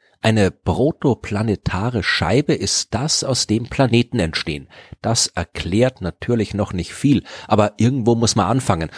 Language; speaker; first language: German; native; German